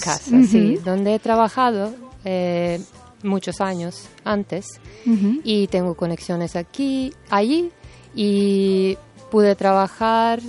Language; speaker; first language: Spanish; non-native, fluent; Serbian